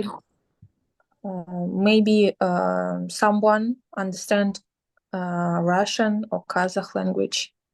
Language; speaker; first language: English; non-native, learner; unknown